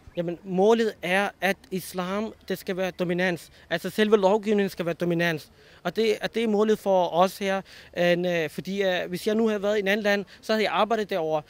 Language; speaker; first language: Danish; early bilingual, other home language; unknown